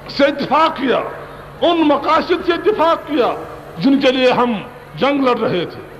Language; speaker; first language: Urdu; non-native, local second language; Kashmiri